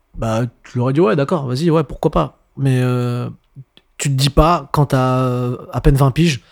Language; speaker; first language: French; native; French